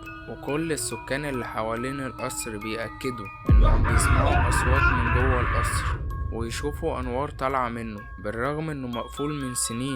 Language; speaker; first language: Arabic; native; Arabic